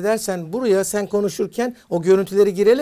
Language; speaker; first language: Turkish; native; Turkish